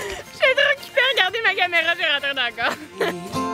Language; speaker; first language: French; native; French